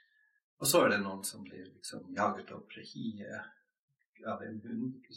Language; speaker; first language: Norwegian; non-native, fluent; English